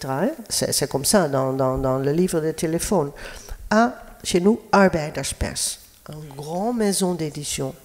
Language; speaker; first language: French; non-native, fluent; Dutch